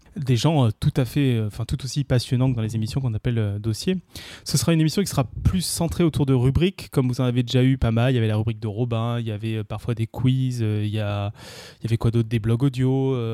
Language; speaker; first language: French; native; French